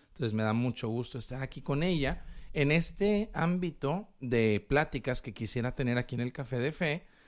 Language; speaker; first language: Spanish; native; Spanish